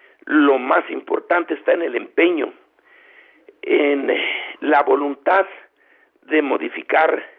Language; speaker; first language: Spanish; native; Spanish